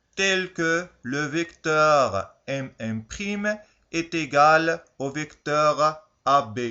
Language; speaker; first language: French; non-native, local second language; Arabic